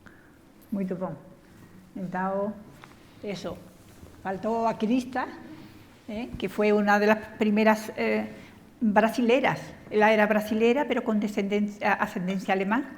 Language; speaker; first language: Portuguese; non-native, fluent; Spanish